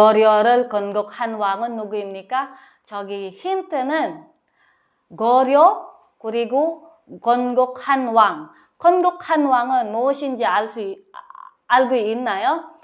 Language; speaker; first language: Korean; non-native, fluent; Filipino